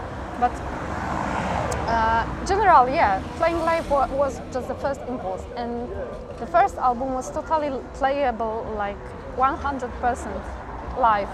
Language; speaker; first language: English; non-native, fluent; Polish